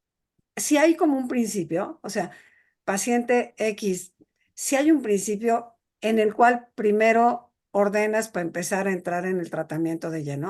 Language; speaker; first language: Spanish; native; Spanish